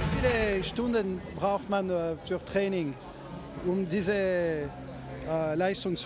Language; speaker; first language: German; non-native, learner; French